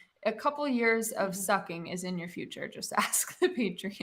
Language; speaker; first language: English; native; English